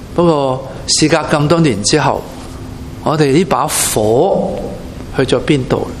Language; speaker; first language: Chinese; non-native, local second language; Cantonese